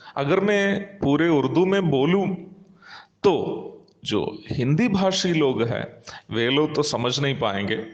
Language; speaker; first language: Hindi; non-native, local second language; Malayalam